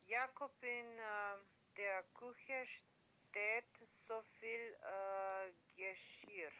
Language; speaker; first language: German; non-native, learner; Macedonian